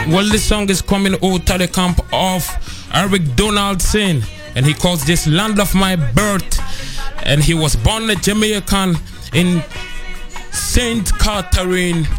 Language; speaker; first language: English; non-native, local second language; Akan